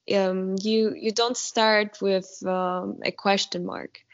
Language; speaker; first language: English; non-native, fluent; Polish